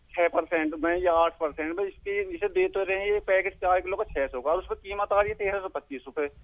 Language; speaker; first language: Hindi; native; Hindi